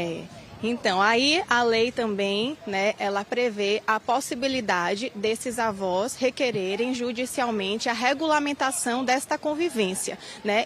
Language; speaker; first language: Portuguese; native; Portuguese